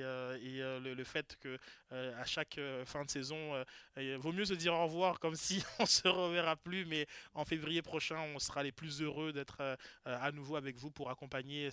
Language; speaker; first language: French; native; French